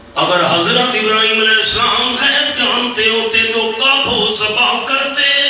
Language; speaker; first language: Urdu; non-native, local second language; Pashto